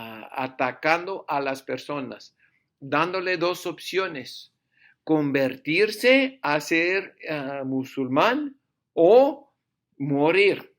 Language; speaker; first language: Spanish; non-native, fluent; English